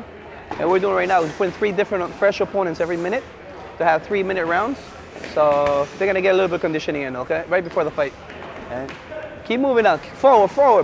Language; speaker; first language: English; native; English